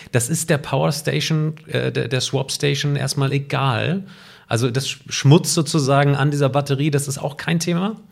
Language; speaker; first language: German; native; German